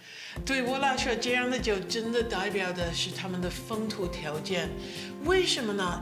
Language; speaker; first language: Chinese; non-native, fluent; English